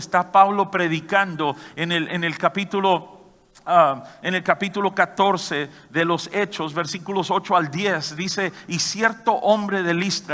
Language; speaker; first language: Spanish; native; Spanish